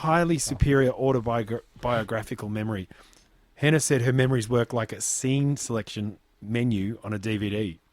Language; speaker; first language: English; native; English